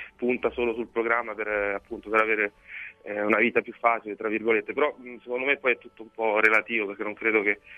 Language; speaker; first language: Italian; native; Italian